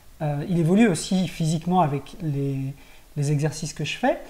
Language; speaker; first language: French; native; French